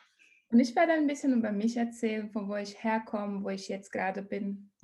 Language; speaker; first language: German; non-native, learner; Portuguese